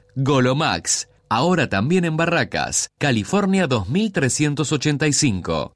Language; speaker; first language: Spanish; native; Spanish